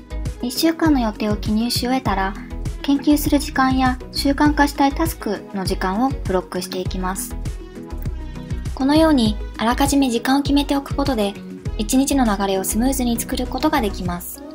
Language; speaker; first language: Japanese; native; Japanese